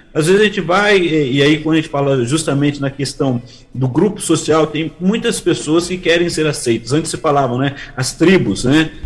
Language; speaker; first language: Portuguese; native; Portuguese